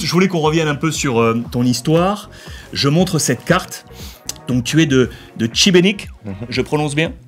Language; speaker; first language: French; native; French